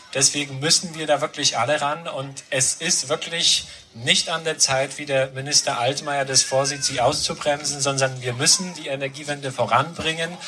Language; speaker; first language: German; non-native, fluent; Polish